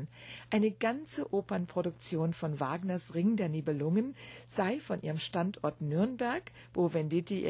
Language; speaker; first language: German; native; German